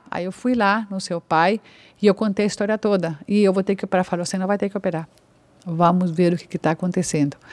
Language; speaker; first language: Portuguese; non-native, fluent; Spanish